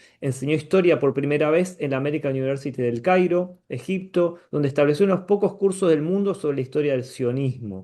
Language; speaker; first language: Spanish; native; Spanish